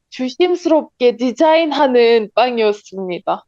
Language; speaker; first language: Korean; non-native, learner; Turkish